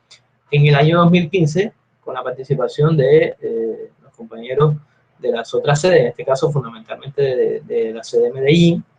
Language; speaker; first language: Spanish; native; Spanish